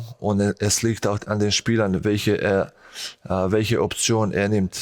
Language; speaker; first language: German; non-native, fluent; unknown